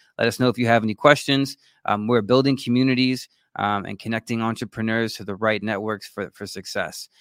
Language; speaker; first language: English; native; English